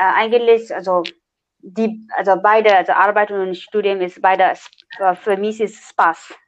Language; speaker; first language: German; non-native, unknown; Nepali